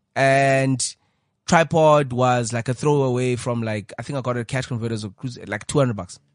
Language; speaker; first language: English; non-native, local second language; Xhosa